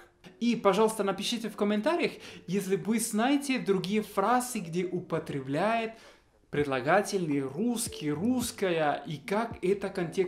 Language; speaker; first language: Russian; non-native, fluent; Spanish